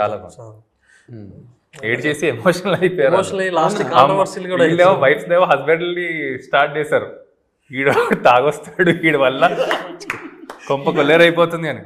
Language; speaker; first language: Telugu; native; Telugu